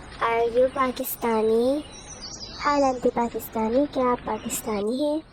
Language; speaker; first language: Urdu; native; Urdu